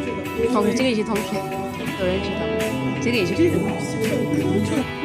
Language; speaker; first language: Chinese; non-native, learner; Urdu